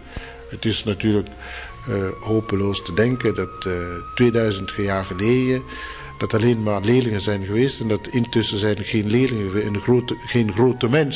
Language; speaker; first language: Dutch; non-native, fluent; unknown